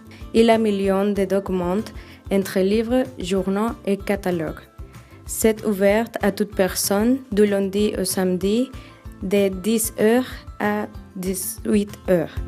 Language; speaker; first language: French; non-native, learner; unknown